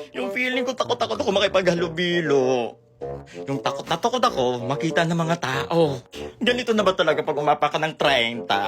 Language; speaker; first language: Filipino; non-native, local second language; Hiligaynon